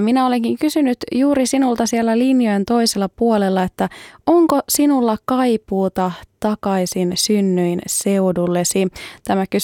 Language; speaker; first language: Finnish; native; Finnish